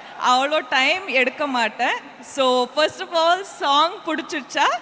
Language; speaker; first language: Tamil; non-native, fluent; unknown